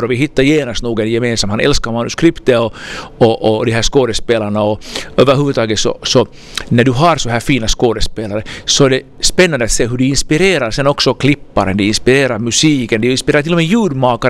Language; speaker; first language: Swedish; native; Swedish